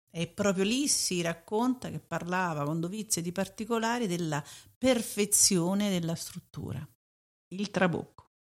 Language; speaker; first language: Italian; native; Italian